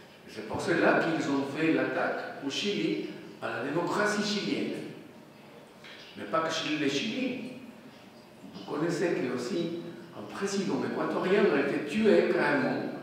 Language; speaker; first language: French; non-native, fluent; Spanish